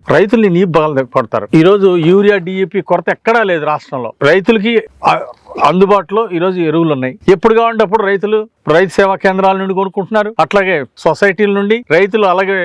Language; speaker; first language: Telugu; native; Telugu